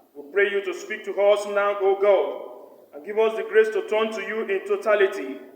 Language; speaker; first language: English; non-native, local second language; Yoruba